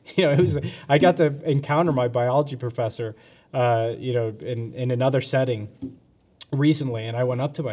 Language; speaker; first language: English; native; English